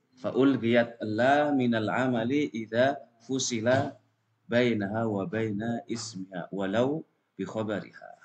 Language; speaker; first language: Arabic; non-native, fluent; Indonesian